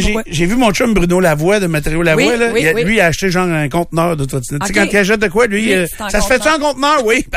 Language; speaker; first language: French; native; French